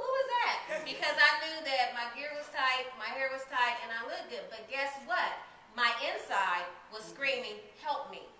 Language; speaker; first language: English; native; English